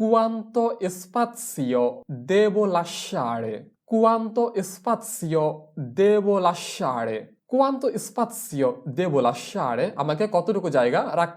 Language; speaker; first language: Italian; non-native, fluent; Bangla